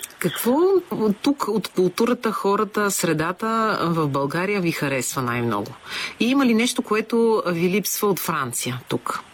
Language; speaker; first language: Bulgarian; native; Bulgarian